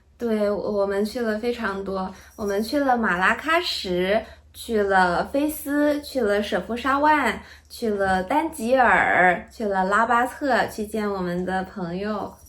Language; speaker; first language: Chinese; native; Chinese